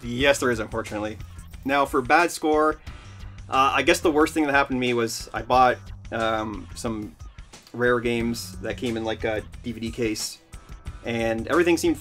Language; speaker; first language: English; native; English